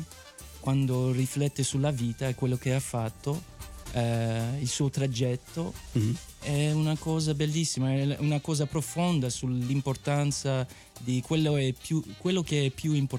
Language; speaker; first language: Italian; native; Italian